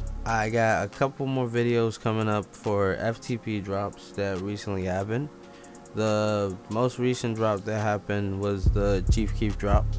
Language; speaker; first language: English; native; English